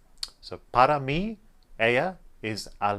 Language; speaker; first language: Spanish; non-native, fluent; English